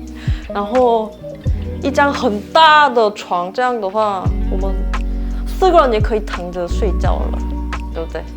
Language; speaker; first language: Chinese; non-native, fluent; Korean